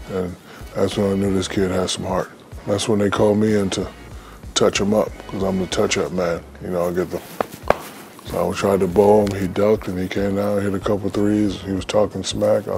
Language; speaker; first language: English; native; English